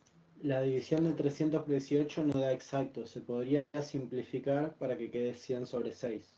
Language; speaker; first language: Spanish; native; Spanish